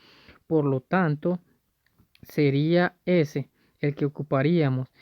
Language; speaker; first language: Spanish; native; Spanish